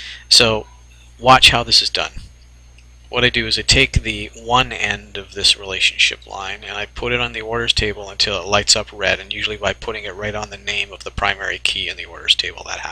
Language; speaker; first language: English; native; English